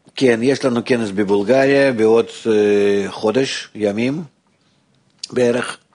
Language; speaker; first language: Hebrew; non-native, fluent; Russian